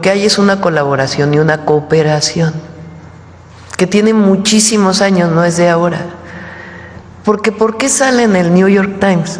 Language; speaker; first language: Spanish; native; Spanish